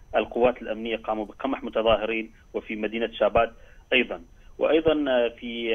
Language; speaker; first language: Arabic; non-native, learner; Kurdish